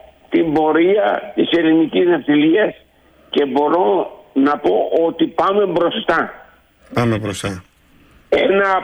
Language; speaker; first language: Greek; native; Greek